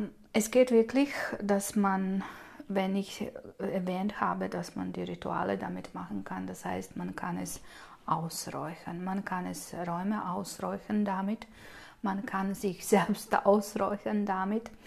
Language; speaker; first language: German; non-native, fluent; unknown